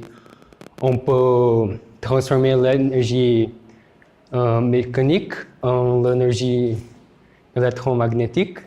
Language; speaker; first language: French; non-native, learner; Portuguese